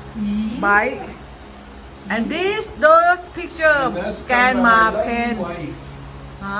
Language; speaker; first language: English; non-native, learner; Thai